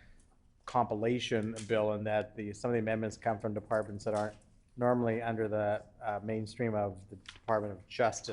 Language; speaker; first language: English; native; English